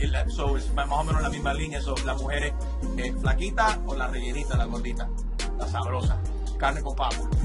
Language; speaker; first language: Spanish; early bilingual, heritage; Spanish